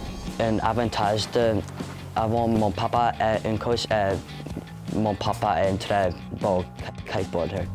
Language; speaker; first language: French; non-native, local second language; English